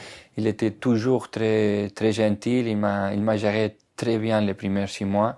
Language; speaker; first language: French; non-native, fluent; Spanish